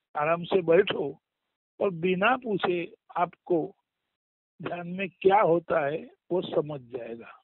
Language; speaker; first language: Hindi; non-native, local second language; Marathi